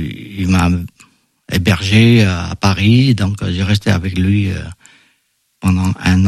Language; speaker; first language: French; non-native, fluent; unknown